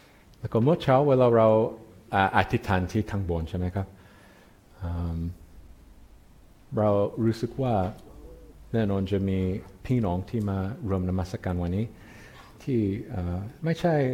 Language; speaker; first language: Thai; non-native, fluent; English